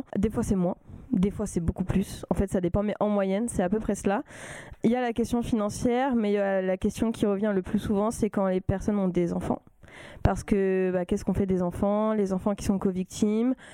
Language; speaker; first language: French; native; French